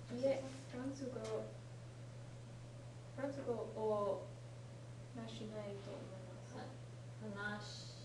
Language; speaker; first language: Japanese; non-native, learner; English